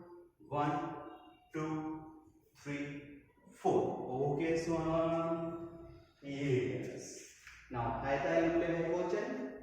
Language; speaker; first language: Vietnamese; non-native, learner; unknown